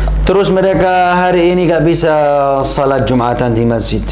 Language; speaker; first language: Indonesian; non-native, learner; Arabic